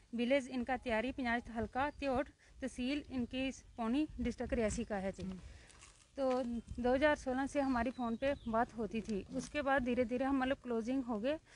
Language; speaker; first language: Hindi; native; Hindi